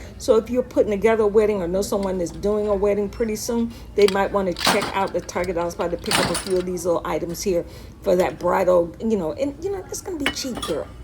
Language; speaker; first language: English; native; English